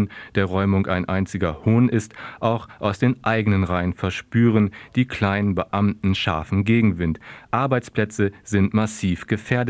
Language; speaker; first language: German; native; German